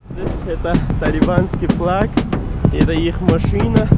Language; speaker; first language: Russian; non-native, learner; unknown